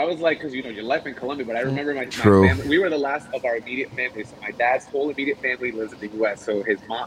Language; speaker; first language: English; early bilingual, other home language; Spanish